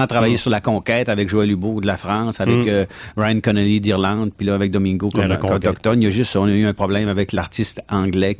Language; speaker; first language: French; native; French